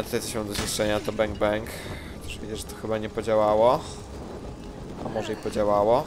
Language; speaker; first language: Polish; native; Polish